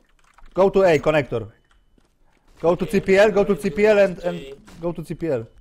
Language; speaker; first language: English; non-native, learner; Polish